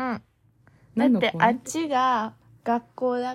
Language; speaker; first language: Japanese; early bilingual, other home language; Korean